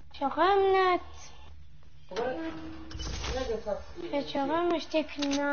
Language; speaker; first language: German; non-native, learner; Portuguese